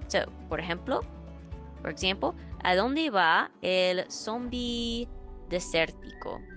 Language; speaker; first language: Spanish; non-native, fluent; English